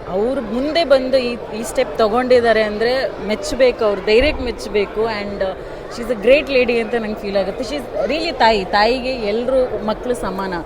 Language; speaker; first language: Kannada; non-native, local second language; Hindi